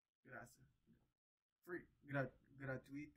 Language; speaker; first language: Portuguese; non-native, learner; English